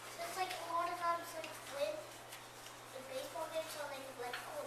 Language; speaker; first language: English; native; English